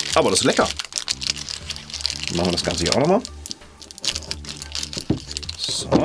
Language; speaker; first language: German; native; German